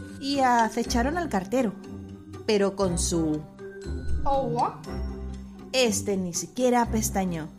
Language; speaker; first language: Spanish; native; Spanish